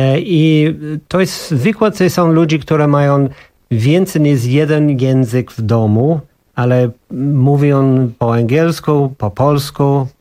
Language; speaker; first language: Polish; non-native, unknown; English